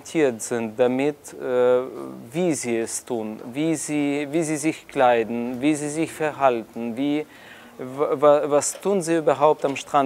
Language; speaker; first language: German; non-native, fluent; Russian